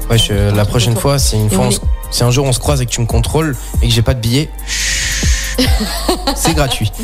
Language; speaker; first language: French; native; French